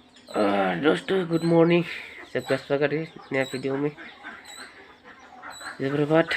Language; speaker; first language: Hindi; non-native, local second language; Bodo